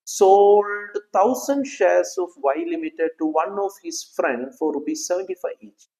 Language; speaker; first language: English; non-native, local second language; Malayalam